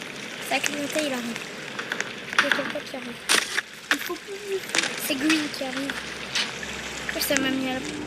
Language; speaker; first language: French; native; French